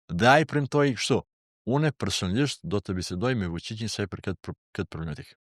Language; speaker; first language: Albanian; non-native, local second language; Serbian